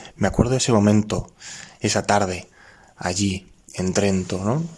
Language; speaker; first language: Spanish; native; Spanish